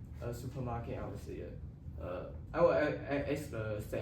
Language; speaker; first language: English; non-native, learner; Chinese